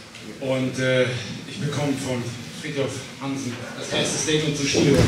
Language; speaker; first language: German; native; German